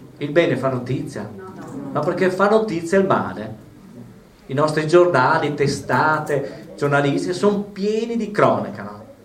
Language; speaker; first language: Italian; native; Italian